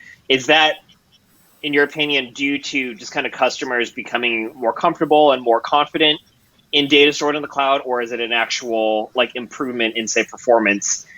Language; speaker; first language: English; native; English